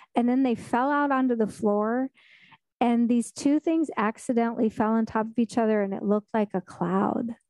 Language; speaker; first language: English; native; English